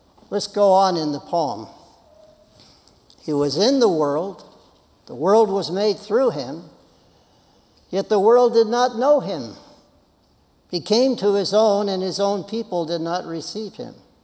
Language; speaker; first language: English; native; English